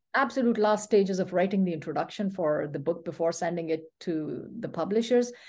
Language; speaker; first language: English; non-native, local second language; Pashto